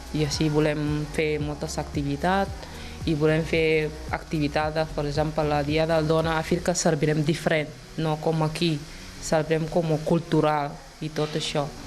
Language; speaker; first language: Catalan; non-native, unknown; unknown